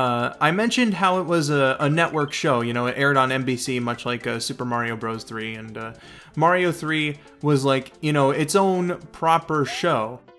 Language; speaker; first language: English; native; English